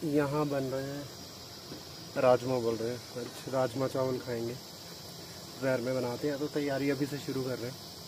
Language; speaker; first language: Hindi; non-native, local second language; Punjabi